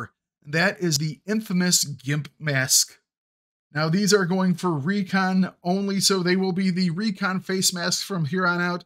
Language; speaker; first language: English; native; English